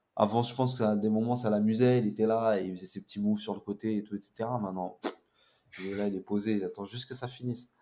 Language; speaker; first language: French; native; French